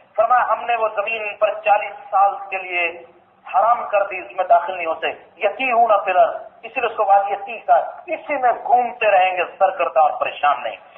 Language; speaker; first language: Urdu; non-native, local second language; Punjabi